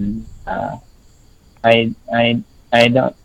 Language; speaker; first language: English; non-native, learner; Thai